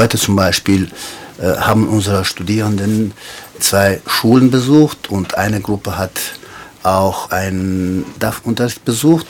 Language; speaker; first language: German; non-native, fluent; Tajik